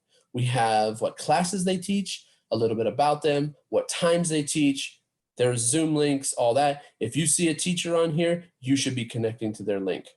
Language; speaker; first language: English; non-native, fluent; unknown